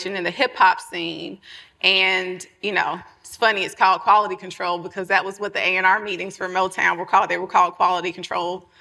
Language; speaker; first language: English; native; English